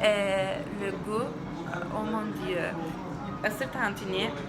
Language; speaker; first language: French; non-native, learner; Turkish